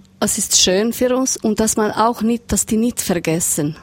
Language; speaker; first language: German; non-native, learner; Serbian